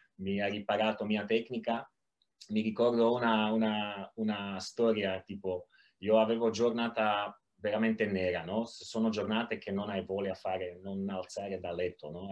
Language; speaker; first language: Italian; non-native, learner; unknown